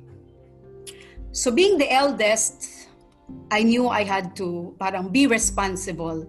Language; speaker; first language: English; non-native, local second language; Tausug